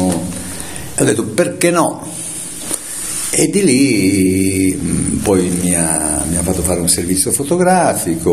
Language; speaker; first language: Italian; native; Italian